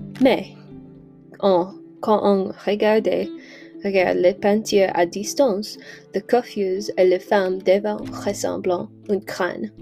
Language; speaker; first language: French; non-native, learner; English